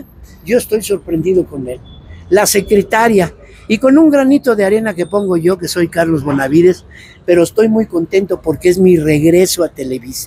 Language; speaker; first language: Spanish; native; Spanish